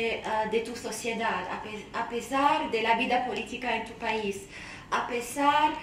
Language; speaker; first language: Spanish; non-native, fluent; Arabic